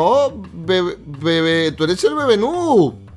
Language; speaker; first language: Spanish; native; Spanish